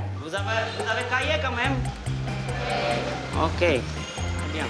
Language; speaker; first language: French; non-native, fluent; Vietnamese